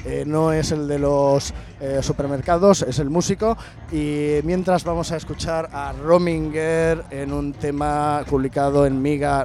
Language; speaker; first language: Spanish; native; Spanish